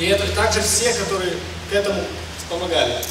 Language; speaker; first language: Russian; early bilingual, heritage; Russian